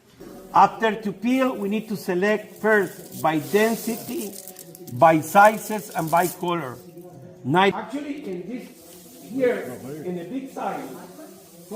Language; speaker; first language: English; non-native, learner; Spanish